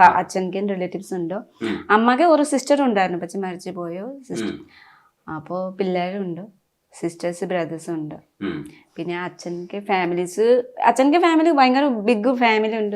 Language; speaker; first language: Malayalam; non-native, learner; Nepali